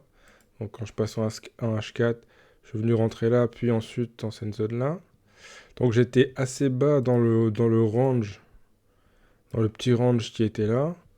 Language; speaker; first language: French; native; French